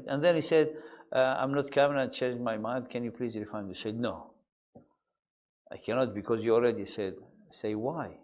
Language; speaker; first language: English; non-native, fluent; Arabic